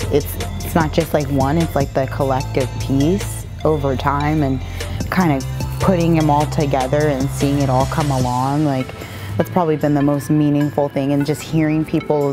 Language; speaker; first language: English; native; English